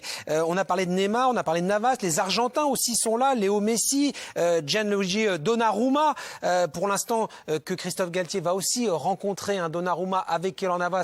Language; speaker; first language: French; native; French